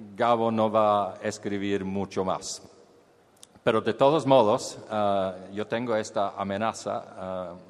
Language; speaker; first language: Spanish; non-native, fluent; English